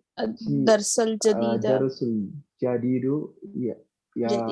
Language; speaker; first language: Arabic; non-native, learner; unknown